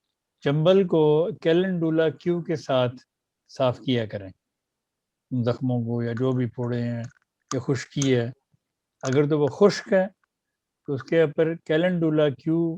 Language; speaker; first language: Urdu; native; Urdu